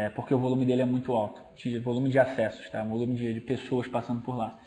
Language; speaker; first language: Portuguese; native; Portuguese